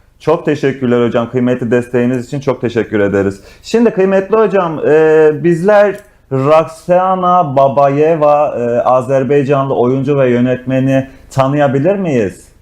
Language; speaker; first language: Turkish; native; Turkish